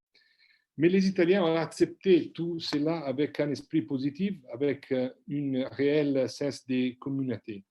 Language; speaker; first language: French; non-native, fluent; Italian